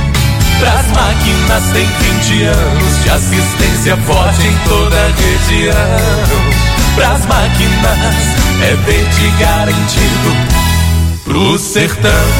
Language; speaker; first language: Portuguese; native; Portuguese